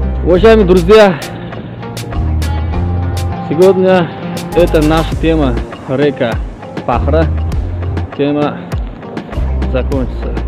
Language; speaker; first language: Russian; non-native, learner; Uzbek